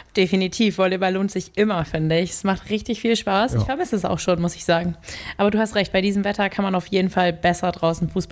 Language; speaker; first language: German; native; German